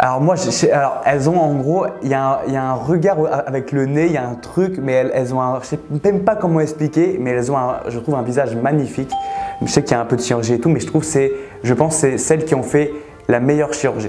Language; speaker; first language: French; native; French